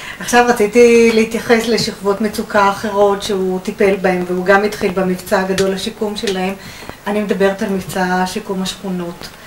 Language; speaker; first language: Hebrew; native; Hebrew